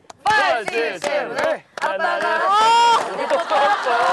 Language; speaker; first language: Korean; native; Korean